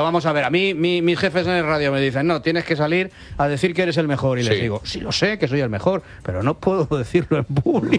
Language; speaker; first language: Spanish; native; Spanish